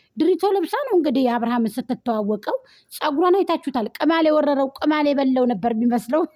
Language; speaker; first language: Amharic; native; Amharic